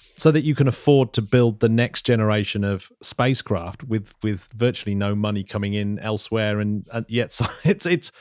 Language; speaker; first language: English; native; English